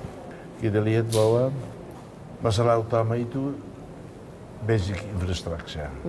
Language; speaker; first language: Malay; non-native, fluent; Tetum